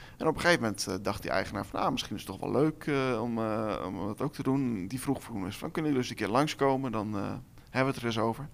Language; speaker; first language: Dutch; native; Dutch